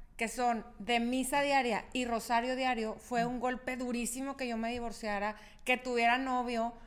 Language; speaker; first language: Spanish; native; Spanish